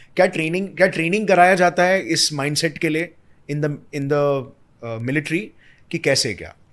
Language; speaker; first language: Hindi; native; Hindi